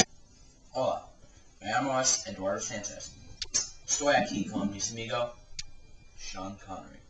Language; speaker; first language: Spanish; non-native, learner; English